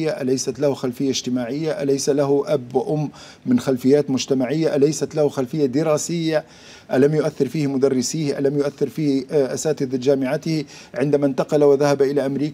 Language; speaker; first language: Arabic; native; Arabic